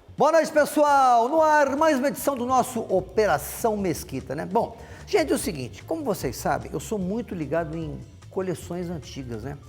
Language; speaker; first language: Portuguese; native; Portuguese